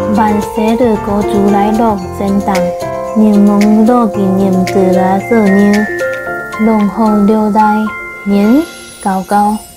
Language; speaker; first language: Vietnamese; non-native, learner; Chinese